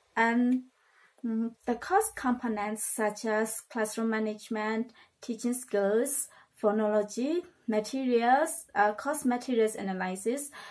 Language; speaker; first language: English; non-native, fluent; Burmese